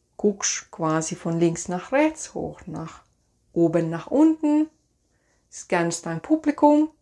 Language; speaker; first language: German; non-native, fluent; Finnish